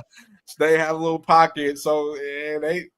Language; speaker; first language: English; native; English